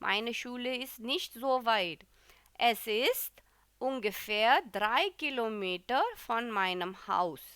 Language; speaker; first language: German; non-native, fluent; Hindi